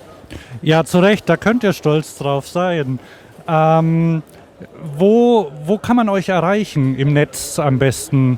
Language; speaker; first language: German; native; German